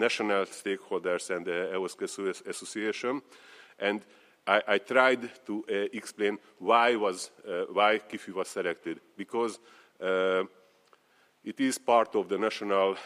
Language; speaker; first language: English; non-native, fluent; Hungarian